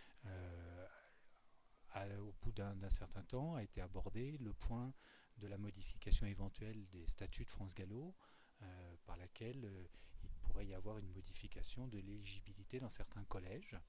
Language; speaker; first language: French; native; French